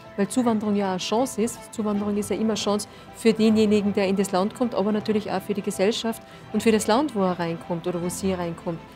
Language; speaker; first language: German; early bilingual, other home language; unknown